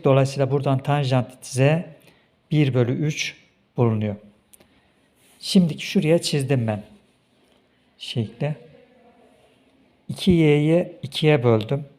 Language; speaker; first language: Turkish; native; Turkish